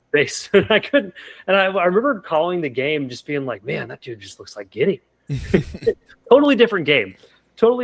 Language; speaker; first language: English; native; English